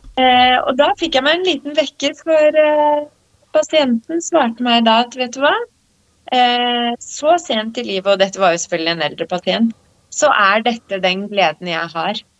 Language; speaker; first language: Norwegian; early bilingual, other home language; Polish